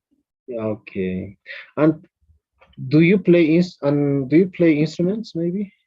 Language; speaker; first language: English; non-native, fluent; Spanish